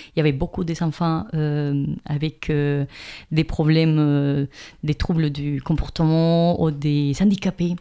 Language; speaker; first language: French; non-native, fluent; Spanish